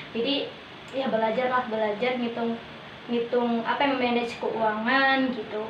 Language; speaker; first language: Indonesian; native; Indonesian